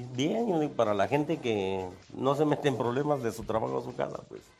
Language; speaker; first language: Spanish; native; Spanish